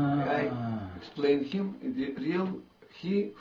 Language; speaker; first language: English; non-native, learner; Russian